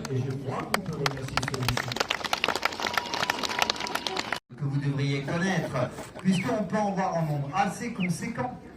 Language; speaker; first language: French; native; French